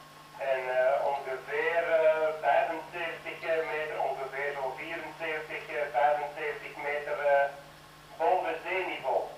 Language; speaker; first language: Dutch; native; Dutch